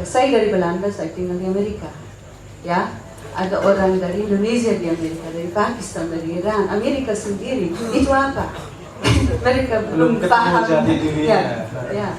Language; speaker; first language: Indonesian; non-native, fluent; Dutch